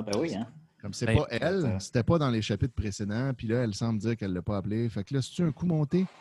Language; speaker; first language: French; native; French